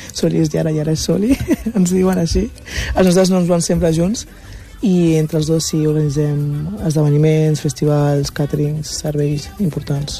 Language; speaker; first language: Catalan; early bilingual, other home language; Wolof